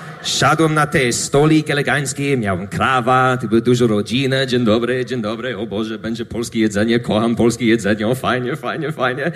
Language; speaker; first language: Polish; non-native, learner; English